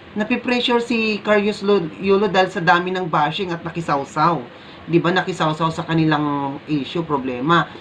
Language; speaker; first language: Filipino; native; Filipino